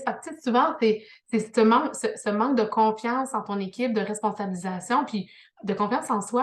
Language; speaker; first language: French; native; French